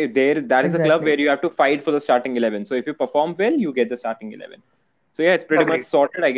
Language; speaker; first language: English; non-native, local second language; Hindi